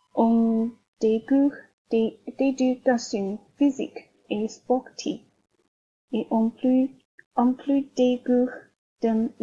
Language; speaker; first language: French; non-native, learner; Chinese